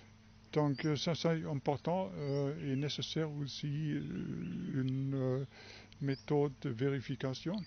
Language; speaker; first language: French; non-native, fluent; German